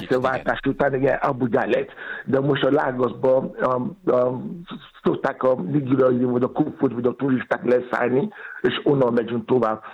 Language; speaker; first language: Hungarian; non-native, learner; Yoruba